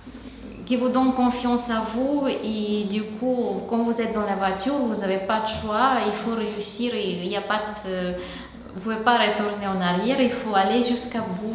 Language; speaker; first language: French; non-native, fluent; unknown